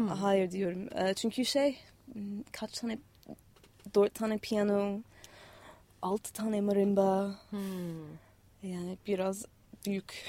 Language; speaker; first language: Turkish; non-native, fluent; English